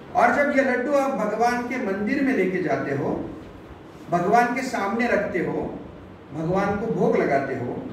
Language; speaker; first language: Hindi; non-native, local second language; Marathi